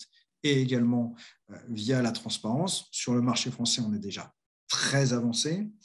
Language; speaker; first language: French; native; French